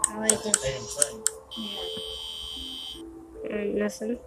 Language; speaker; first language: English; native; English